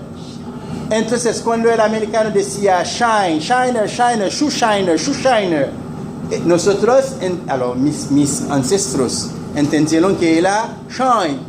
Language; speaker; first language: Spanish; non-native, fluent; Haitian Creole